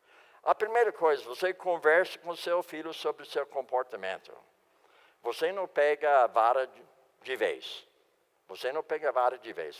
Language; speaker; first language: Portuguese; non-native, fluent; English